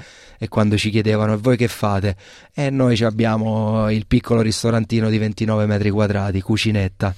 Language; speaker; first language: Italian; native; Italian